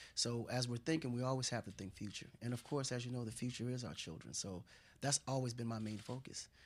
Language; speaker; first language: English; non-native, fluent; Wolof